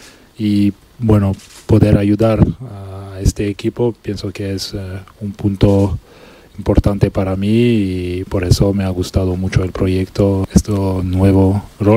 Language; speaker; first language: Spanish; non-native, local second language; French